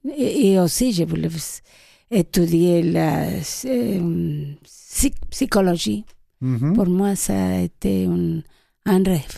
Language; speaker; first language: French; non-native, learner; Spanish